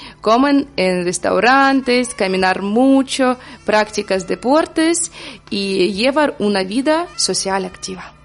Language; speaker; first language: Spanish; non-native, learner; Ukrainian